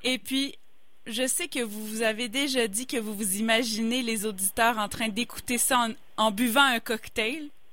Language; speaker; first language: French; native; French